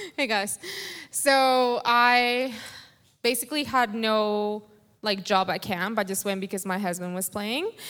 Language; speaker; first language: English; non-native, fluent; Spanish